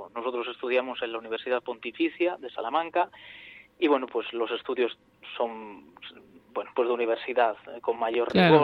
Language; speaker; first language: Spanish; native; Spanish